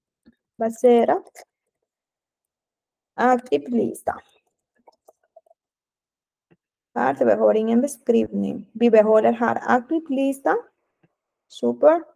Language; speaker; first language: Swedish; non-native, fluent; Spanish